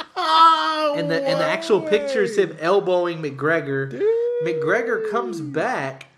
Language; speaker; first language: English; native; English